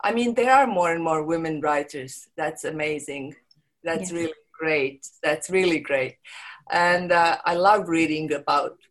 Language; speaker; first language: English; non-native, fluent; Serbian